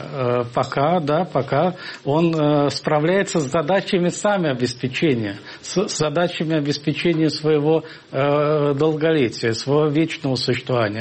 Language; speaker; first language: Russian; native; Russian